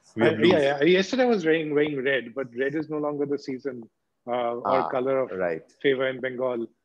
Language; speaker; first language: English; non-native, local second language; Bangla